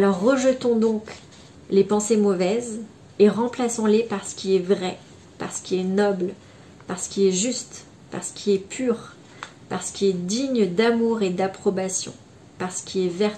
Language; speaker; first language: French; native; French